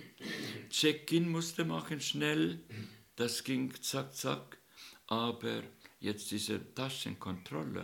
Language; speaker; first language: German; non-native, learner; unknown